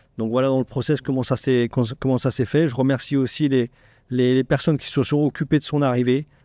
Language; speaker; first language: French; native; French